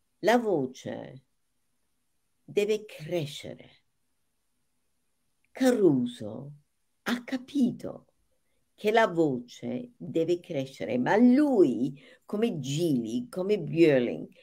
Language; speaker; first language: Italian; non-native, fluent; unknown